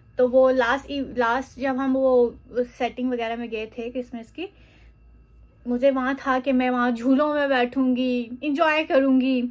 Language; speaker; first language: Urdu; native; Urdu